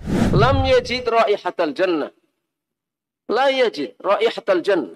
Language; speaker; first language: Arabic; non-native, fluent; Indonesian